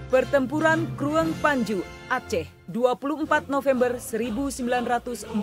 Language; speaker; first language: Indonesian; native; Indonesian